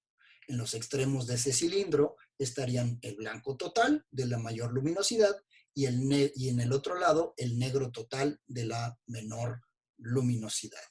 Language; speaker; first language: Spanish; native; Spanish